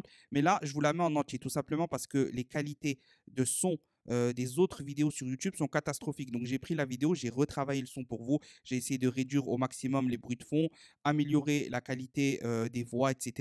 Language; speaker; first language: French; native; French